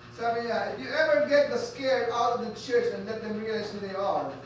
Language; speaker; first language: English; non-native, local second language; Filipino